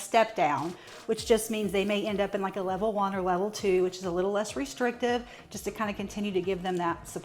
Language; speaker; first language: English; native; English